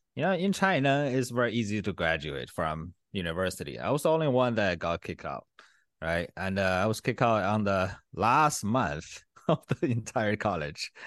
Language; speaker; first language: English; non-native, fluent; Chinese